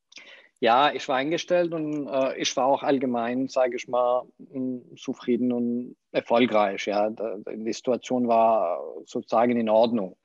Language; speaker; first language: German; non-native, fluent; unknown